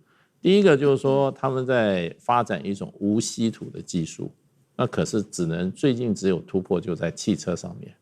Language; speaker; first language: Chinese; native; Chinese